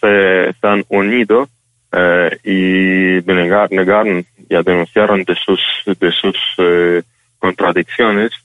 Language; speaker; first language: Spanish; non-native, fluent; Ukrainian